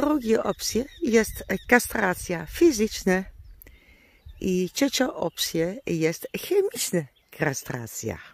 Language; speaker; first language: Polish; non-native, learner; Dutch